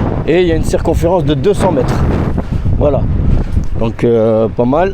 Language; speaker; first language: French; native; French